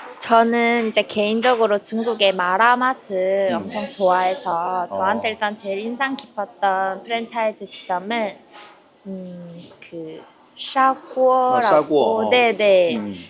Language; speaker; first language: Korean; non-native, fluent; Chinese